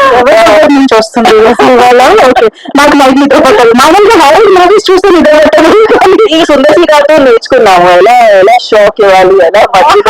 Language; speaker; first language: Telugu; non-native, fluent; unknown